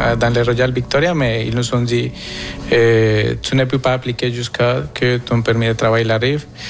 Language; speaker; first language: French; non-native, fluent; Spanish